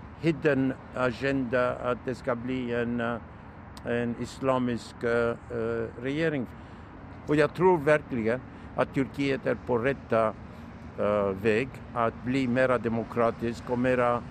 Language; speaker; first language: Swedish; non-native, fluent; Turkish